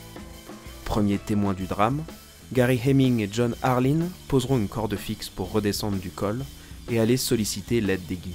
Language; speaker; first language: French; native; French